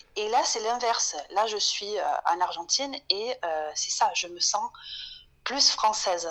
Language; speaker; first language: French; native; French